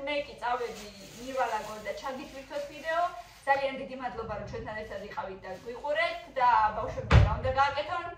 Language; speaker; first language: Georgian; early bilingual, heritage; Georgian